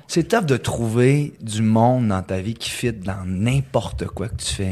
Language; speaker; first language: French; early bilingual, heritage; French